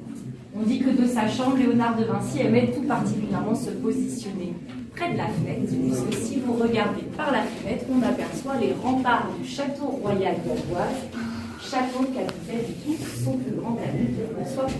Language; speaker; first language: French; native; French